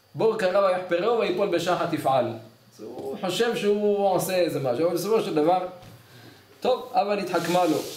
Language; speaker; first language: Hebrew; native; Hebrew